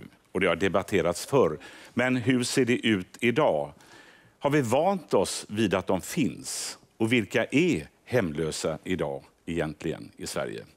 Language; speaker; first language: Swedish; native; Swedish